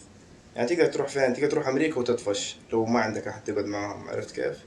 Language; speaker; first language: Arabic; native; Arabic